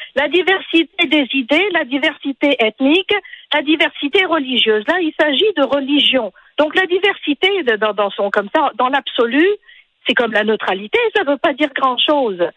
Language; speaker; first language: French; non-native, local second language; Arabic